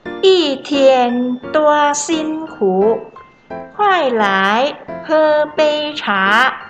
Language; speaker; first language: Chinese; non-native, fluent; Thai